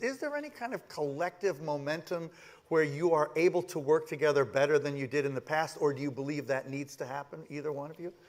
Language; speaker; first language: English; native; English